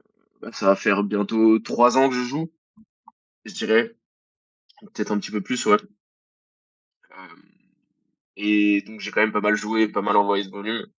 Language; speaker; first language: French; native; French